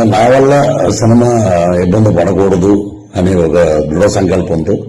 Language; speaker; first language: Telugu; native; Telugu